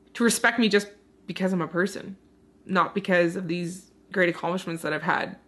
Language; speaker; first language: English; native; English